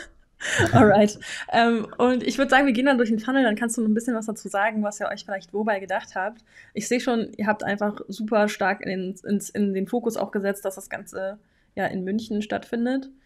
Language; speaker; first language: German; native; German